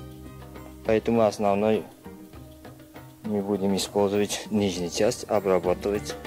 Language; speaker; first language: Russian; non-native, learner; Uzbek